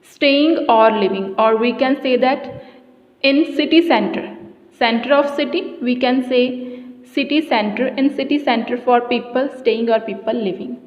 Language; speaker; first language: English; non-native, local second language; Punjabi